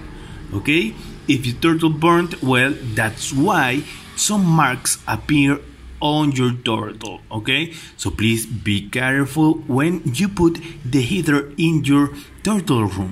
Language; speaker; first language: English; non-native, fluent; Spanish